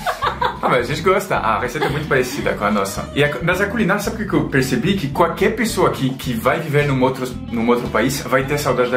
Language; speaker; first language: Portuguese; non-native, fluent; French